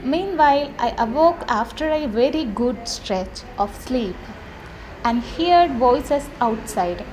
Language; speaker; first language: English; non-native, local second language; Malayalam